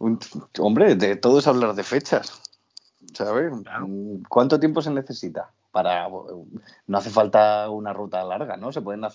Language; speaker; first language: Spanish; native; Spanish